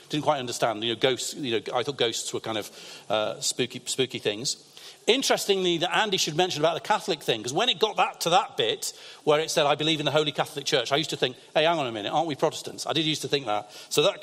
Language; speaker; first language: English; native; English